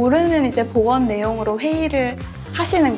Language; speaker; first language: Korean; native; Korean